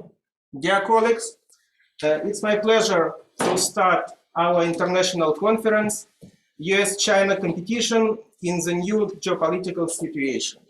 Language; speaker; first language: English; non-native, fluent; Russian